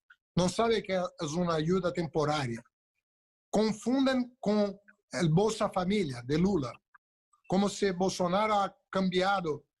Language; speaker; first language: Spanish; non-native, local second language; Portuguese